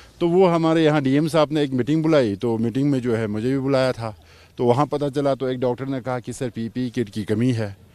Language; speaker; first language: Hindi; non-native, local second language; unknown